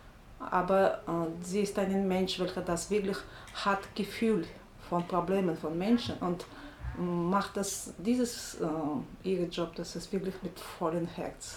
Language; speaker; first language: German; non-native, learner; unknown